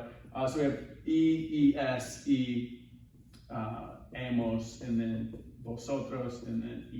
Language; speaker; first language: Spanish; non-native, fluent; English